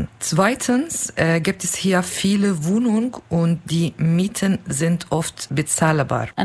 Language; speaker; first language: German; non-native, learner; Kurdish